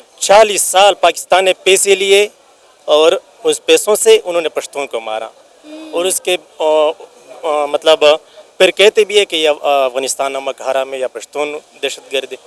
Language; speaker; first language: Hindi; non-native, local second language; Pashto